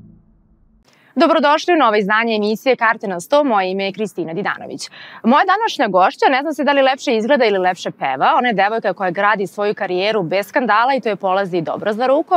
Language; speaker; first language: Serbian; native; Serbian